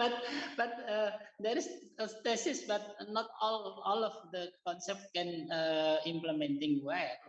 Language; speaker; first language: English; non-native, learner; Indonesian